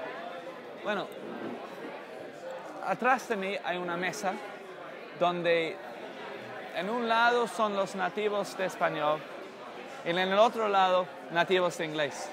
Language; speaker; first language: Spanish; non-native, fluent; English